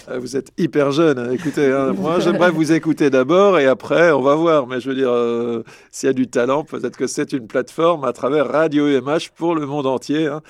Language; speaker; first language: French; native; French